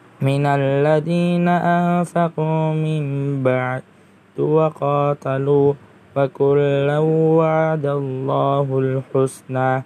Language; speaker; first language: Arabic; non-native, learner; Indonesian